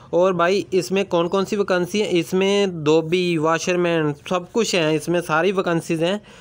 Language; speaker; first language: Hindi; non-native, local second language; Punjabi